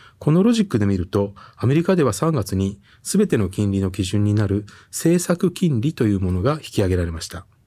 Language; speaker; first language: Japanese; native; Japanese